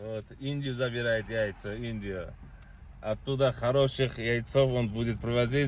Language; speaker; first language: Russian; non-native, learner; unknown